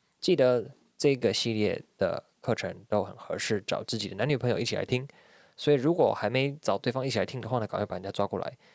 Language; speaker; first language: Chinese; native; Chinese